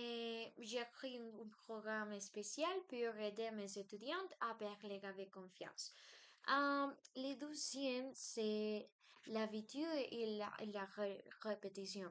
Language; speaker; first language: French; non-native, learner; Spanish